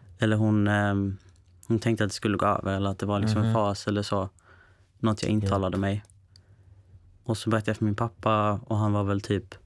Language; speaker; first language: Swedish; native; Swedish